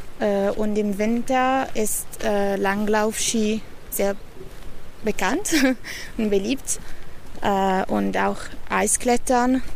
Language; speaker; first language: German; non-native, learner; Italian